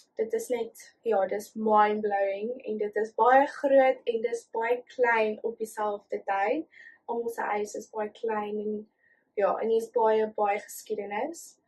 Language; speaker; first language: Afrikaans; native; Afrikaans